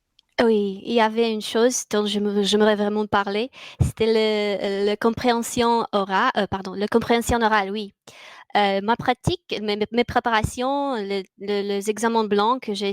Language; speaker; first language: French; non-native, fluent; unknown